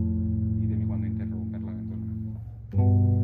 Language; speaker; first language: Italian; native; Italian